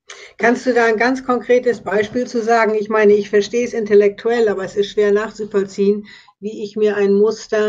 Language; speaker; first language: German; native; German